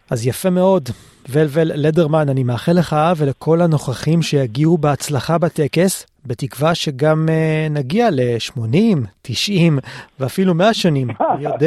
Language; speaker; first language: Hebrew; native; Hebrew